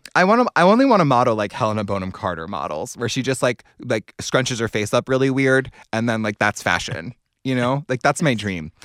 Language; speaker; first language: English; native; English